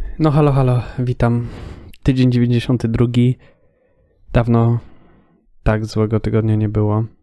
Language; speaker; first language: Polish; native; Polish